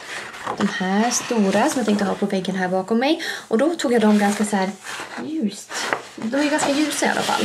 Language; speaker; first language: Swedish; native; Swedish